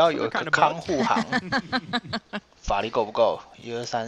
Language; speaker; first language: Chinese; native; Chinese